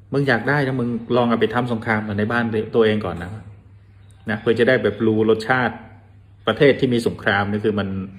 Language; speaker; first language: Thai; non-native, fluent; Khmer